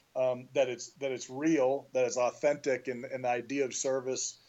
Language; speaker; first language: English; native; English